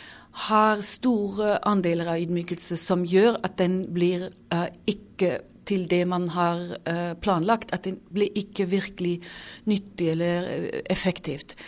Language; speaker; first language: Norwegian; non-native, fluent; German